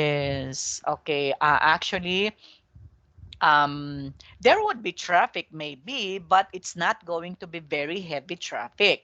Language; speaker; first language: English; non-native, local second language; Filipino